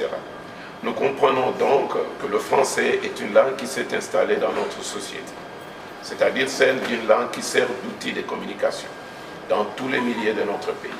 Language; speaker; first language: French; non-native, local second language; Lingala